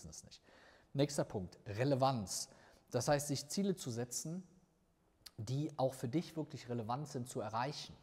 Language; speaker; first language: German; native; German